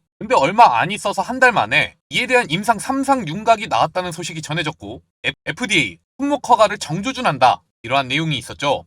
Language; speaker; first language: Korean; native; Korean